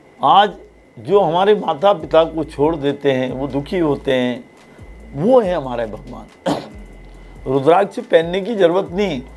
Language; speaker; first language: Hindi; native; Hindi